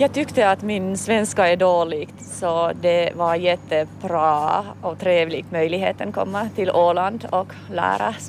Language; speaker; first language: Swedish; non-native, local second language; Finnish